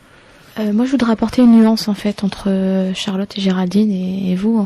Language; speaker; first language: French; native; French